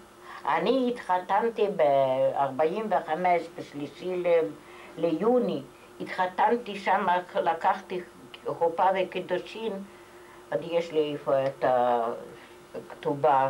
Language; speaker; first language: Hebrew; non-native, fluent; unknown